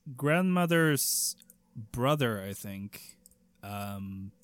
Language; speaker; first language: English; non-native, fluent; Swedish